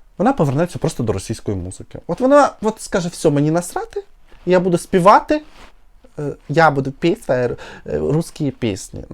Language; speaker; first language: Ukrainian; non-native, local second language; Russian